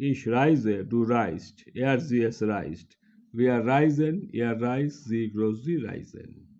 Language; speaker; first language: German; non-native, fluent; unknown